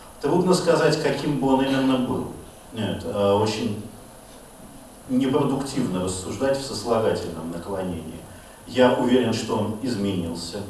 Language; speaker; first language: Polish; non-native, learner; Russian